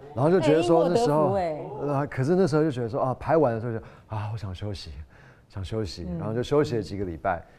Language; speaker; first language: Chinese; non-native, fluent; English